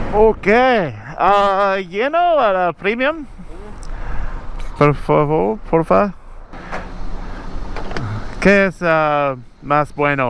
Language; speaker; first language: Spanish; non-native, learner; English